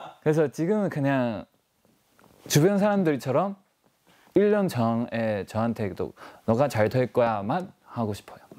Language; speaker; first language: Korean; non-native, learner; Chinese